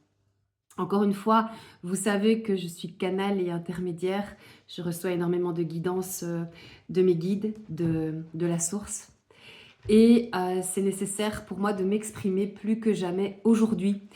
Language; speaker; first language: French; native; French